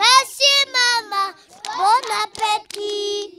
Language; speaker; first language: French; non-native, learner; Kinyarwanda